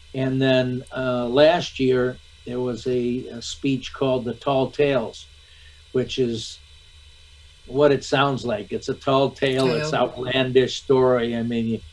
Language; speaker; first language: English; native; English